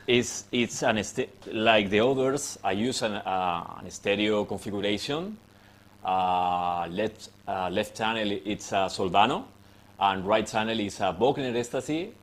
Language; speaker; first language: English; non-native, fluent; Spanish